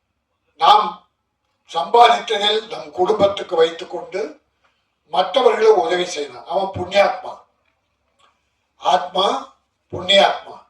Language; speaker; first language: Tamil; native; Tamil